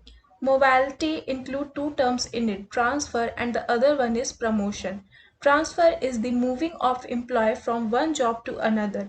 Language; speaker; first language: English; non-native, local second language; Hindi